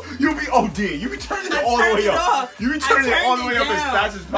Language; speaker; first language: English; native; English